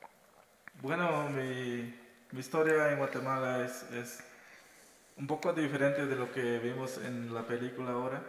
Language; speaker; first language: Spanish; non-native, local second language; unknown